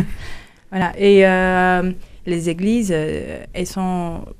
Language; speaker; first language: French; non-native, fluent; Latvian